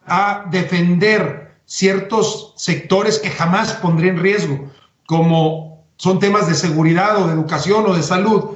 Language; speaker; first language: Spanish; native; Spanish